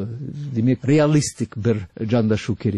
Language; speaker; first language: Kazakh; non-native, fluent; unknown